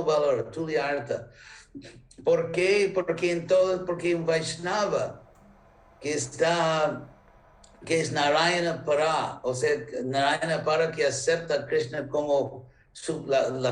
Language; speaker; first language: Spanish; non-native, fluent; English